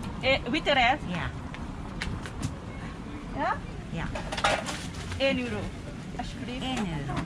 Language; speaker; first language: Dutch; non-native, learner; Thai